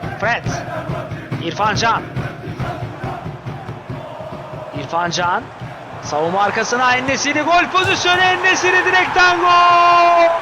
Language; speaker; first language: Turkish; native; Turkish